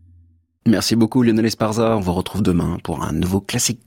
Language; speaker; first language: French; native; French